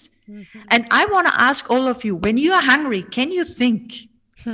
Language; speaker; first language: English; non-native, fluent; German